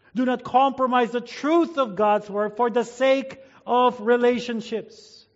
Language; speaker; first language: English; non-native, local second language; Filipino